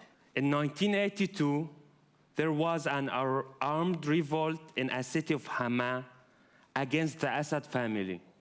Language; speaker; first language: English; non-native, fluent; Arabic